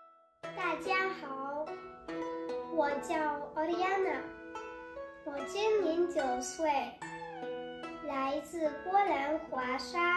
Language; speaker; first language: Chinese; non-native, learner; Polish